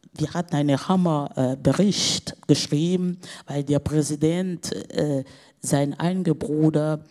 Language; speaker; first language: German; non-native, fluent; Portuguese